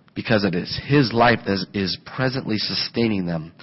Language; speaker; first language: English; native; English